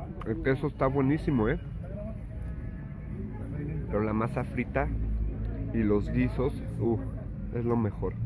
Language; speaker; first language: Spanish; native; Spanish